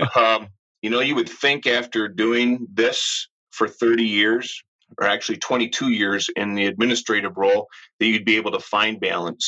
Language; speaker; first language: English; native; English